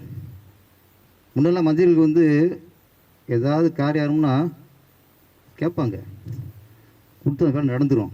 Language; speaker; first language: Tamil; native; Tamil